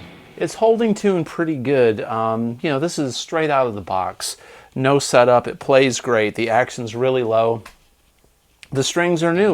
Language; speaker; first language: English; native; English